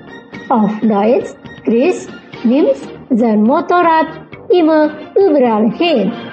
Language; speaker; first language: German; non-native, fluent; Indonesian